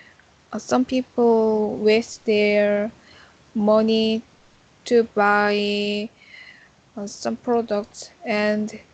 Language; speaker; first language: English; non-native, learner; Korean